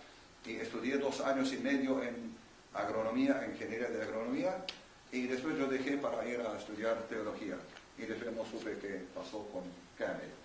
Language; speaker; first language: Spanish; non-native, fluent; Arabic